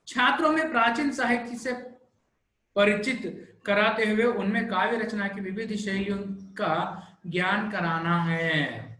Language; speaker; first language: Hindi; non-native, local second language; Telugu